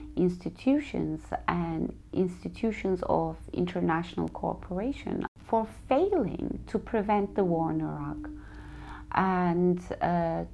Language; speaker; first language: English; non-native, fluent; Turkish